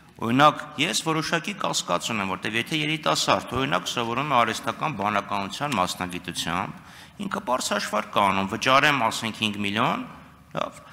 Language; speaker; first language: Armenian; native; Armenian